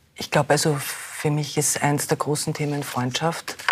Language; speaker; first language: German; native; German